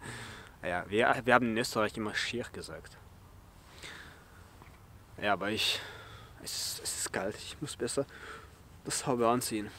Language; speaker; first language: German; early bilingual, other home language; Chechen